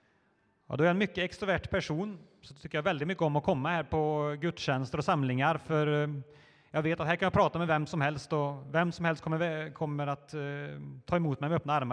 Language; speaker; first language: Swedish; native; Swedish